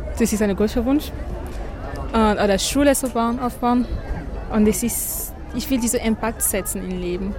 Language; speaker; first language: German; non-native, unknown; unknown